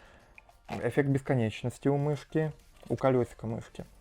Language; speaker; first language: Russian; native; Russian